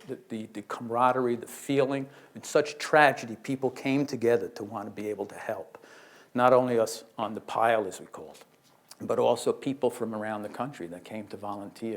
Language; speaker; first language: English; native; English